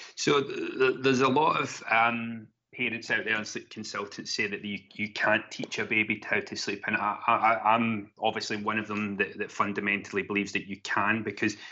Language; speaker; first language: English; native; English